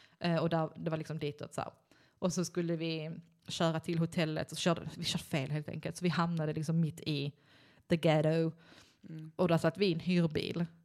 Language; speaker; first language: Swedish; native; Swedish